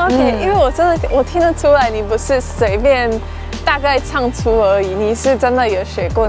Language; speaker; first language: Chinese; non-native, fluent; English